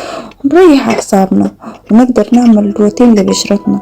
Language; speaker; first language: Arabic; native; Arabic